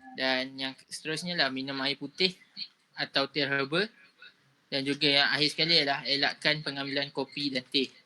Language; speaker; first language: Malay; native; Malay